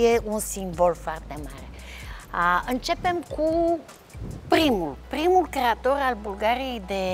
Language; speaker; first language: Romanian; non-native, fluent; Bulgarian